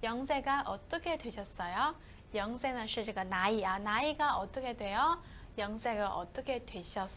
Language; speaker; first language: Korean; non-native, fluent; Chinese